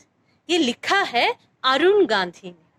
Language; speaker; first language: Hindi; non-native, fluent; Malayalam